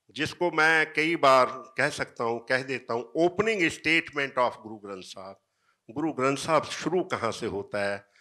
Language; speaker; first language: Hindi; native; Hindi